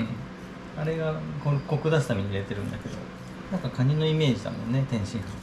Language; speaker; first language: Japanese; native; Japanese